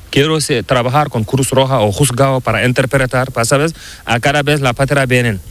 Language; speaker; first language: Spanish; non-native, learner; Fula